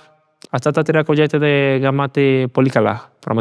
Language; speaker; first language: Greek; non-native, learner; Spanish